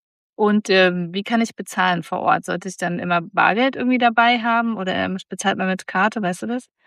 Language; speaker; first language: German; native; German